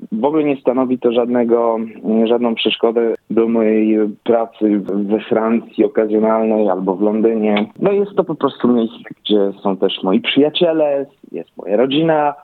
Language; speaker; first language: Polish; early bilingual, heritage; Polish